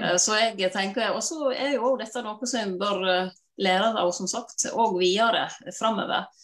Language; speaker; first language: Norwegian; native; Norwegian